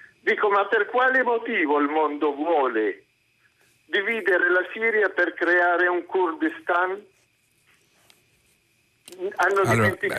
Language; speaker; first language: Italian; non-native, fluent; Arabic